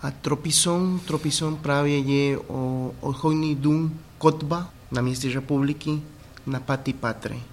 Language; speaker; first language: Czech; non-native, fluent; Spanish